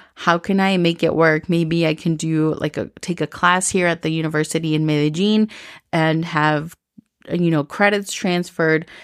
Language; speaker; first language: English; early bilingual, other home language; Spanish